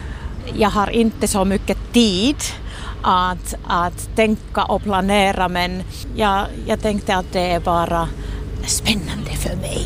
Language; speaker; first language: Swedish; non-native, local second language; Finnish